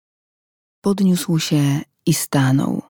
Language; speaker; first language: Polish; native; Polish